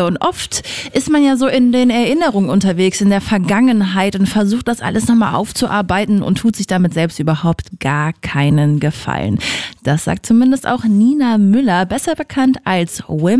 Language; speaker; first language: German; native; German